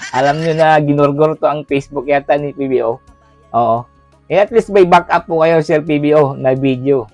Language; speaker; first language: Filipino; non-native, local second language; Cebuano